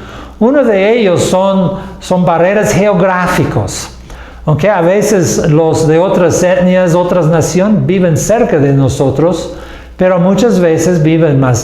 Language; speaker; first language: Spanish; non-native, fluent; English